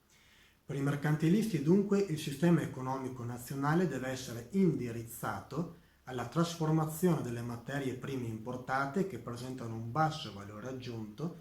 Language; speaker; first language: Italian; native; Italian